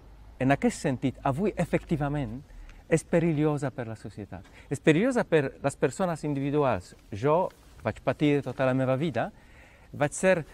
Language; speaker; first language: Catalan; non-native, fluent; Polish